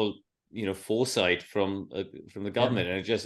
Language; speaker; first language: English; non-native, local second language; Tamil